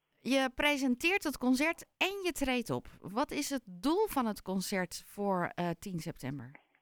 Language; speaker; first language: Dutch; native; Dutch